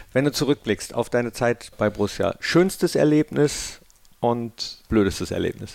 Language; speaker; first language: German; native; German